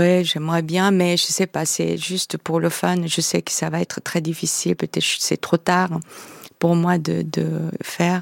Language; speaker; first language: French; non-native, fluent; Korean